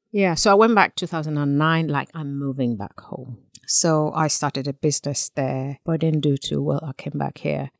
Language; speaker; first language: English; non-native, local second language; Yoruba